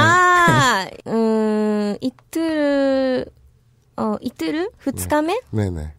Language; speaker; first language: Korean; non-native, learner; Japanese